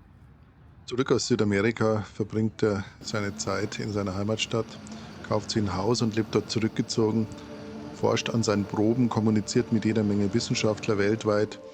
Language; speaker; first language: German; native; German